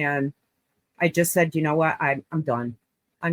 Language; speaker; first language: English; native; English